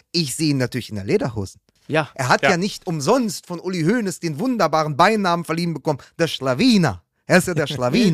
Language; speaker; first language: German; native; German